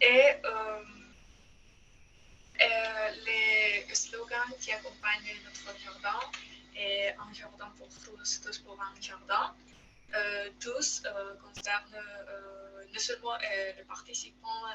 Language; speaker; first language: French; non-native, learner; Spanish